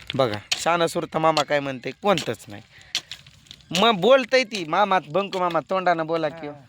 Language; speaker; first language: Marathi; non-native, local second language; Lambadi